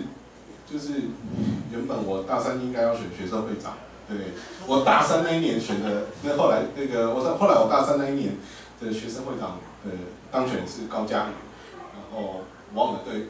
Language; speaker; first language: Chinese; native; Chinese